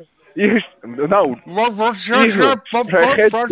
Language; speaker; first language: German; non-native, learner; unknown